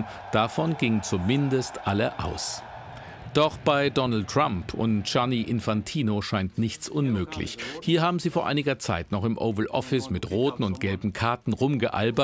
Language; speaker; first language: German; native; German